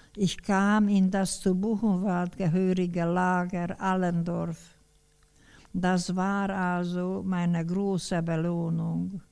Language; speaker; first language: German; non-native, fluent; Hungarian